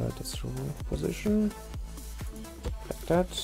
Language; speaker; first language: English; non-native, fluent; German